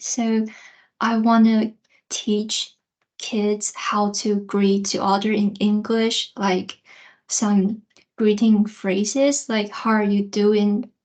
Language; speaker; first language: English; non-native, fluent; Chinese